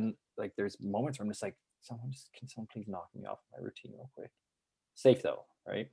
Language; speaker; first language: English; native; English